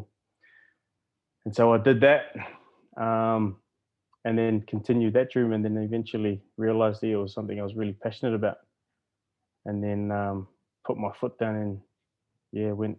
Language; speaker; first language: English; native; English